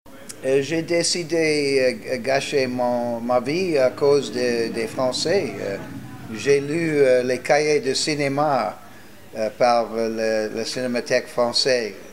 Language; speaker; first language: French; non-native, fluent; English